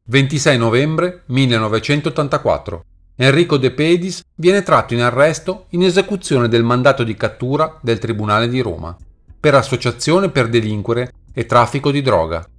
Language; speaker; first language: Italian; native; Italian